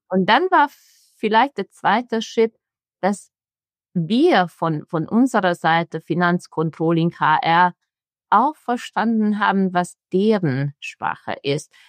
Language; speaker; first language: German; non-native, fluent; Hungarian